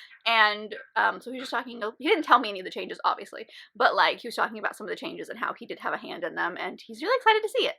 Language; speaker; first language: English; native; English